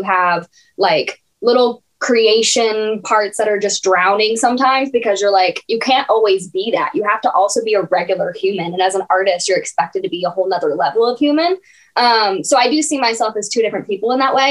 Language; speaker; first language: English; native; English